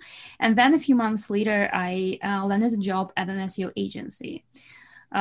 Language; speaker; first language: English; non-native, fluent; Russian